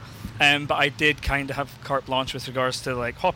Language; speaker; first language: English; native; English